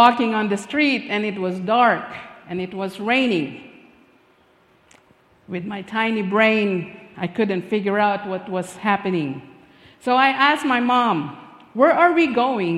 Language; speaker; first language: English; non-native, local second language; Filipino